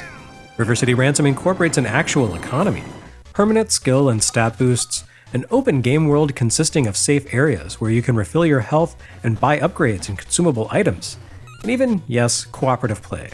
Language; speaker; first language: English; native; English